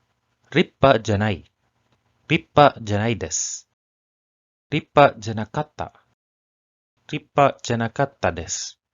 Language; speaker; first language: Japanese; non-native, learner; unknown